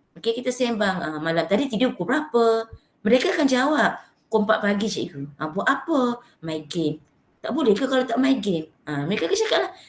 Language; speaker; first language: Malay; native; Malay